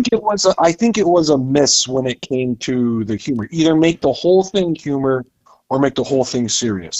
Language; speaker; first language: English; native; English